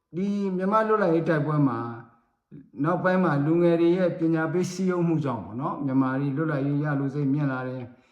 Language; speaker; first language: Burmese; non-native, local second language; Rohingya